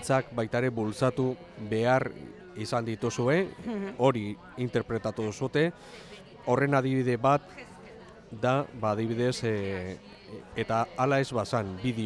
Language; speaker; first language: Basque; native; Basque